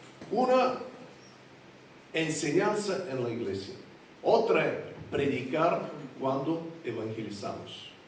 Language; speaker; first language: Spanish; non-native, fluent; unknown